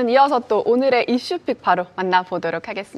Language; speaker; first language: Korean; native; Korean